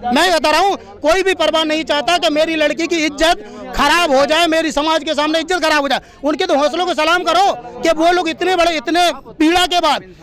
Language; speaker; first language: Hindi; native; Hindi